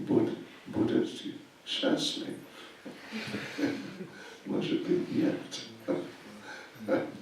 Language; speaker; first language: Russian; non-native, learner; English